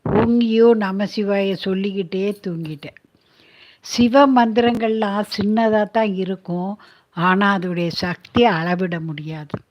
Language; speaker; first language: Tamil; native; Tamil